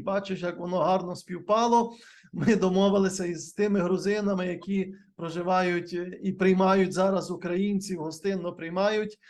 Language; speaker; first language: Ukrainian; native; Ukrainian